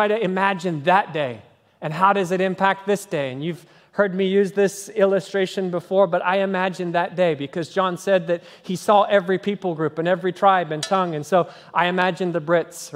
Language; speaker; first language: English; native; English